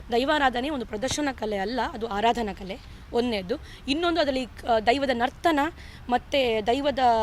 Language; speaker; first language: Kannada; non-native, local second language; Tulu